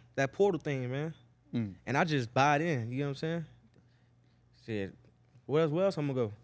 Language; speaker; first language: English; native; English